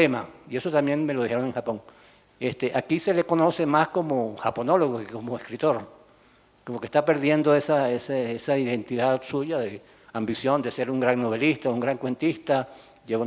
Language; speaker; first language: Spanish; native; Spanish